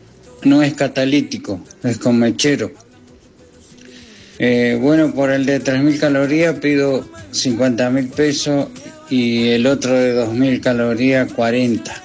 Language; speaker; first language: Spanish; native; Spanish